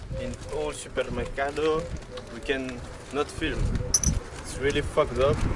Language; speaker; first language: English; non-native, learner; French